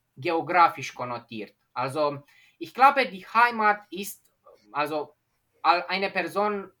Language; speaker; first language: German; non-native, fluent; Romanian